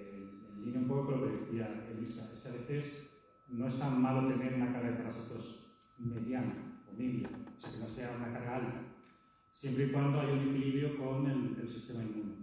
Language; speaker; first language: Spanish; native; Spanish